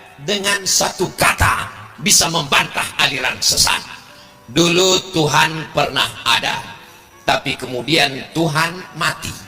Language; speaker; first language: Indonesian; native; Indonesian